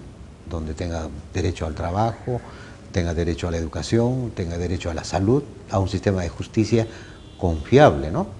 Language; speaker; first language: Spanish; native; Spanish